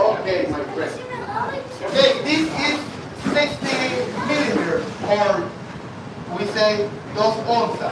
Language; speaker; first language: English; non-native, learner; Spanish